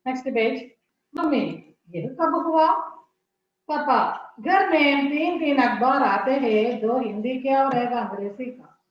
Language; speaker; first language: Hindi; non-native, local second language; Malayalam